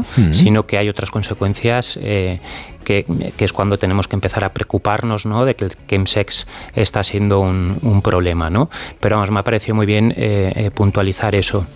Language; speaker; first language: Spanish; native; Spanish